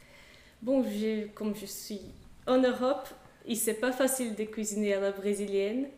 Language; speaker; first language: French; non-native, fluent; Portuguese